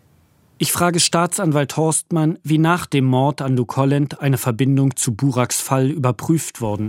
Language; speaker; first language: German; native; German